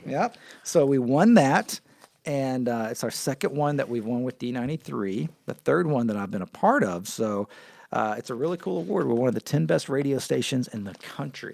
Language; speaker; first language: English; native; English